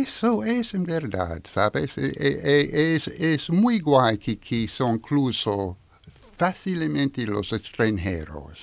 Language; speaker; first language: Spanish; non-native, learner; French